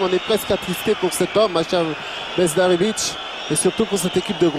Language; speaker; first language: French; native; French